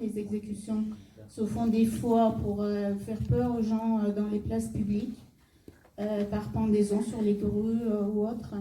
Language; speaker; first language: French; non-native, fluent; Persian